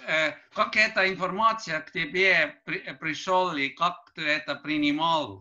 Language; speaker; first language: Russian; non-native, learner; Estonian